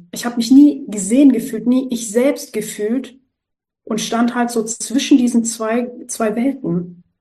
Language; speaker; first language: German; early bilingual, other home language; Turkish